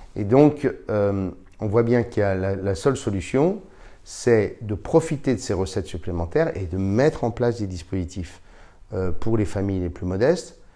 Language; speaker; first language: French; native; French